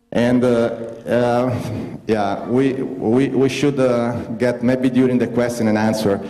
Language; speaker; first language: English; non-native, fluent; Italian